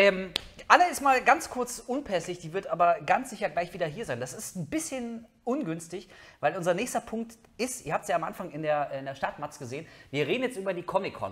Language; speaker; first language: German; native; German